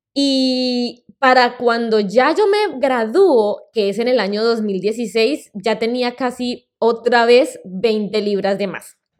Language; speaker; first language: Spanish; native; Spanish